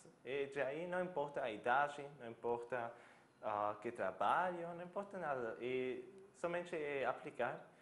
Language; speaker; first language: Portuguese; non-native, fluent; German